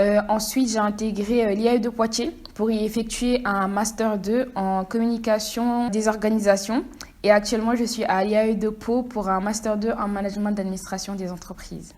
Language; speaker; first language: French; non-native, local second language; Wolof